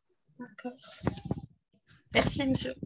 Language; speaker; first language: French; non-native, local second language; Arabic